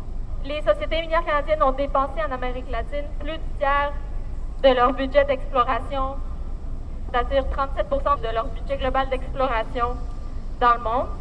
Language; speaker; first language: French; native; French